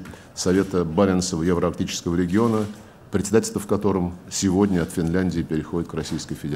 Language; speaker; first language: Russian; native; Russian